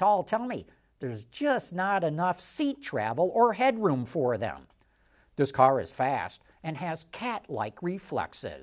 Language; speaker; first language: English; native; English